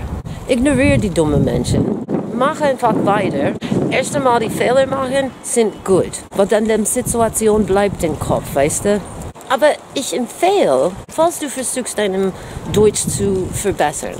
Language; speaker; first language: German; non-native, fluent; English